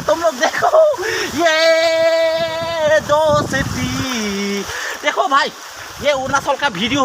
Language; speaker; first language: Hindi; non-native, local second language; Bodo